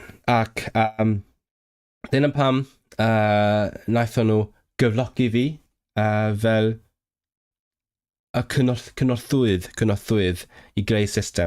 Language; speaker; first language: Welsh; non-native, fluent; Cantonese